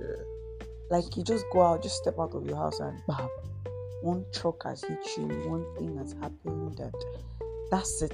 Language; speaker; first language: English; non-native, local second language; Yoruba